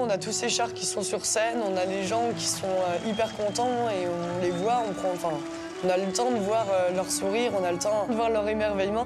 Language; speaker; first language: French; native; French